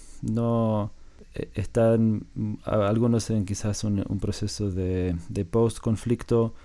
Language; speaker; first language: Spanish; non-native, fluent; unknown